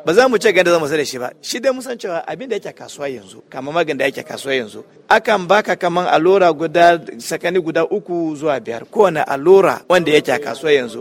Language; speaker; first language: Hausa; non-native, local second language; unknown